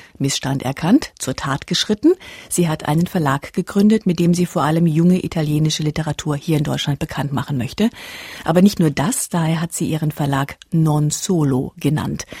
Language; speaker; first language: German; native; German